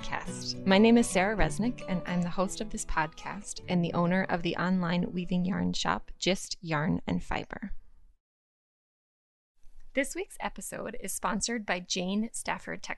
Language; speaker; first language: English; native; English